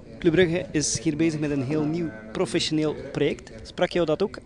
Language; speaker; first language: Dutch; native; Dutch